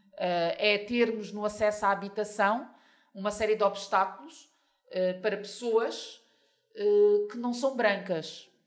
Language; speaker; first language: Portuguese; native; Portuguese